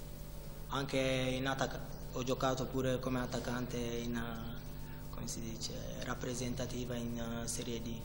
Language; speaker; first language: Italian; non-native, fluent; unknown